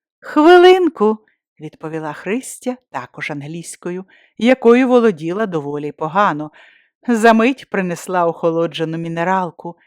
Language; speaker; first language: Ukrainian; native; Ukrainian